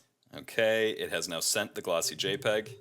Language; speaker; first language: English; native; English